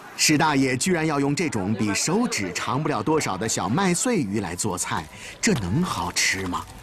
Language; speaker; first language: Chinese; native; Chinese